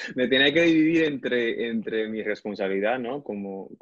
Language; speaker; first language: Spanish; native; Spanish